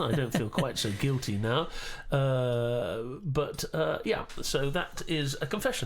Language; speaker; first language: English; native; English